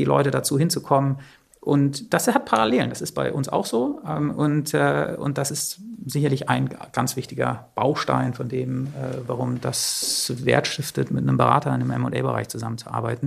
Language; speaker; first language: German; native; German